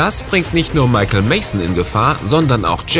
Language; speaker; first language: German; native; German